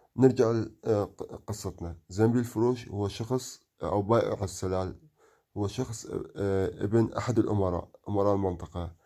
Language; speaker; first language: Arabic; non-native, local second language; Kurdish